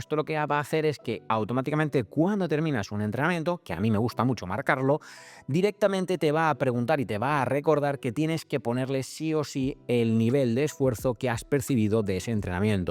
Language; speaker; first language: Spanish; native; Spanish